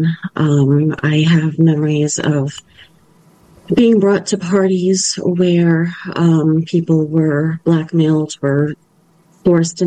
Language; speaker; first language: English; native; English